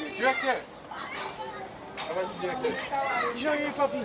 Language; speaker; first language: French; non-native, learner; English